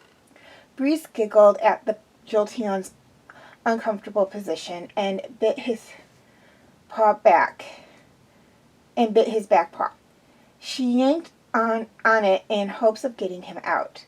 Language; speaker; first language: English; native; English